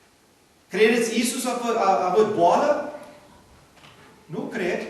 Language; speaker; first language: Romanian; non-native, learner; English